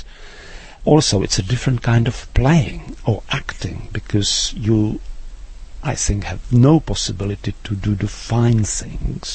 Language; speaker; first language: English; non-native, fluent; Czech